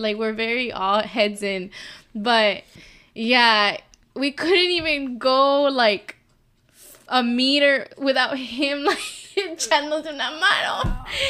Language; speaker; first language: English; early bilingual, other home language; Spanish